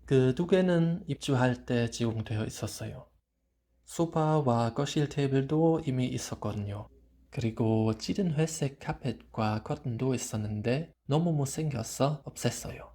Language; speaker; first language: Korean; non-native, fluent; German